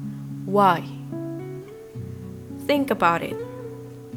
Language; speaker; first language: English; non-native, fluent; Indonesian